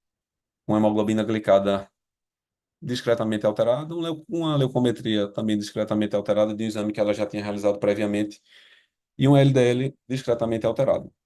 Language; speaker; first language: Portuguese; native; Portuguese